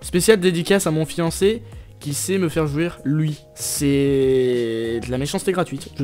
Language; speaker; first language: French; native; French